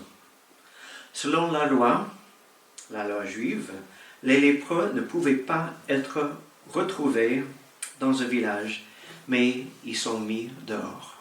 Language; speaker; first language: French; native; French